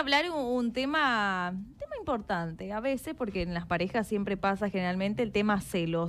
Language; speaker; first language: Spanish; native; Spanish